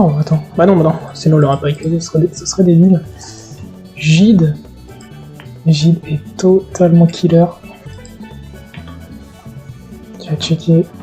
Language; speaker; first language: French; native; French